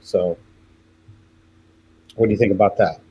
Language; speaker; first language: English; native; English